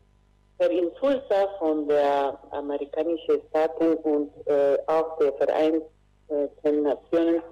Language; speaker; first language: German; non-native, fluent; Spanish